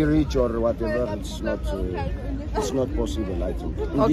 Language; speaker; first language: English; non-native, learner; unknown